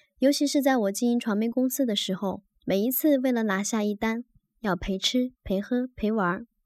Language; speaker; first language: Chinese; native; Chinese